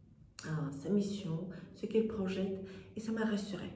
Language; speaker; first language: French; non-native, fluent; Russian